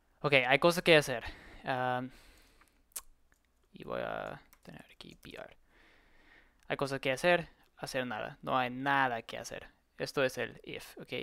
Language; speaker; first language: Spanish; non-native, learner; English